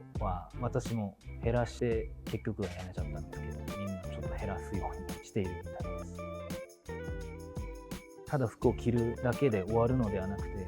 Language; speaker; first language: Japanese; non-native, fluent; Korean